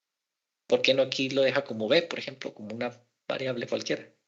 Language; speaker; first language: Spanish; native; Spanish